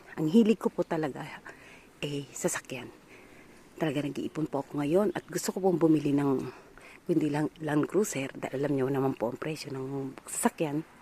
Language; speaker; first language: Filipino; native; Filipino